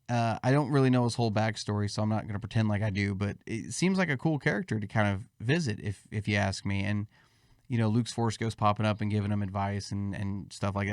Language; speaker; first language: English; native; English